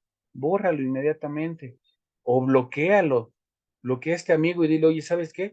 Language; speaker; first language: Spanish; native; Spanish